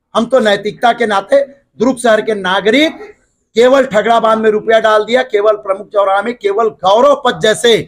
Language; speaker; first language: Hindi; native; Hindi